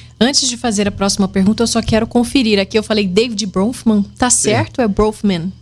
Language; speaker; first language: Portuguese; native; Portuguese